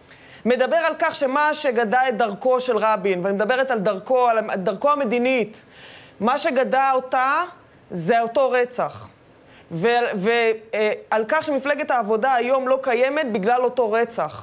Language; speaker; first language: Hebrew; native; Hebrew